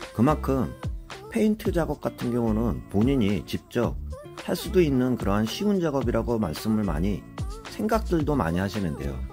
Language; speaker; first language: Korean; native; Korean